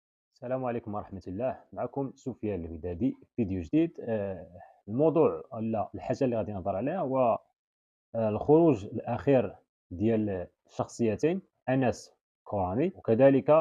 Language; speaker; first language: Arabic; native; Arabic